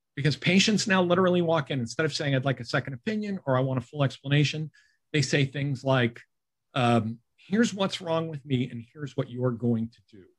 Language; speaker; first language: English; native; English